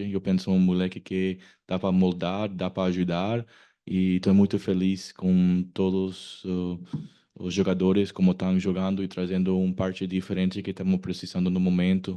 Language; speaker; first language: Portuguese; non-native, learner; English